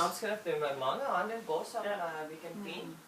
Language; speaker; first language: Danish; non-native, learner; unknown